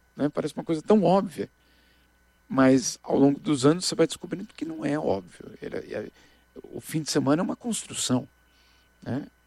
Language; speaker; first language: Portuguese; native; Portuguese